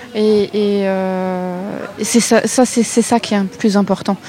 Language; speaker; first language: French; native; French